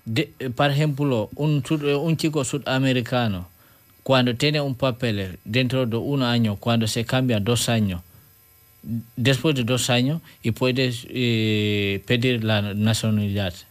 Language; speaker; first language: Spanish; non-native, learner; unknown